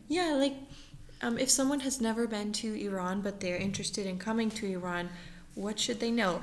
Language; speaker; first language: English; early bilingual, other home language; Persian